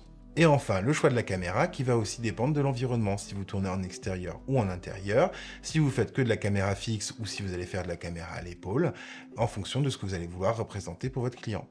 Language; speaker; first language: French; native; French